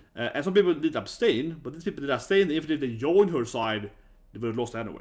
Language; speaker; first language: English; non-native, fluent; Swedish